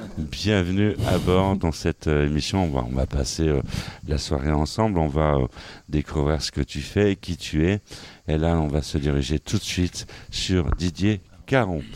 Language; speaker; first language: French; native; French